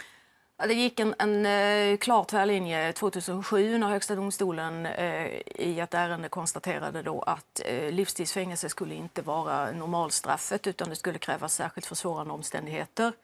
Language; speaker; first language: Swedish; native; Swedish